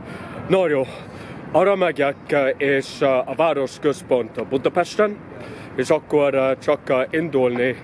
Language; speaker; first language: Hungarian; non-native, learner; English